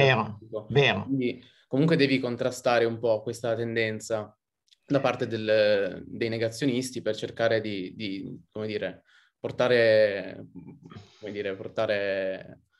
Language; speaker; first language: Italian; native; Italian